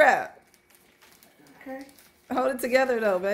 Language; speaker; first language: English; native; English